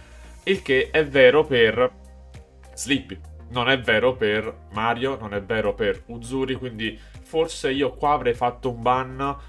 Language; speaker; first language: Italian; native; Italian